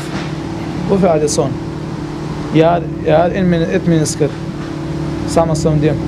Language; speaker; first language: Norwegian; non-native, learner; Kurdish